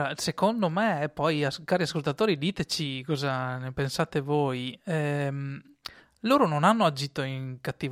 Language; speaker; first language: Italian; native; Italian